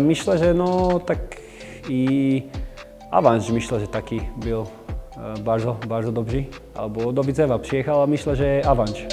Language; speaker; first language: Polish; non-native, learner; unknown